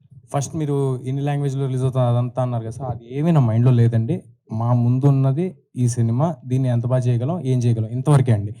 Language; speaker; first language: Telugu; native; Telugu